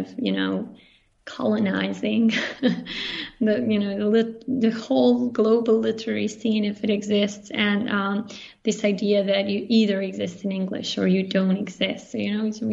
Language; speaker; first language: English; non-native, fluent; Bosnian